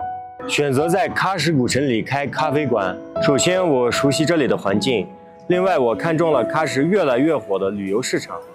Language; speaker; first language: Chinese; non-native, local second language; Uyghur